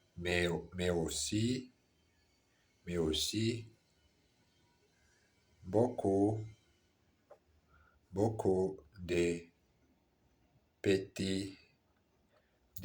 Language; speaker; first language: French; non-native, learner; Portuguese